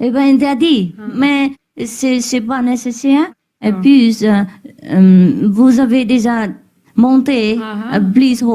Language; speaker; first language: French; non-native, learner; Vietnamese